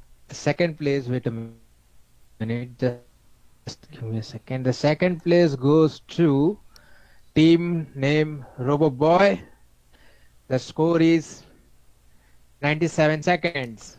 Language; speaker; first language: English; non-native, local second language; Gujarati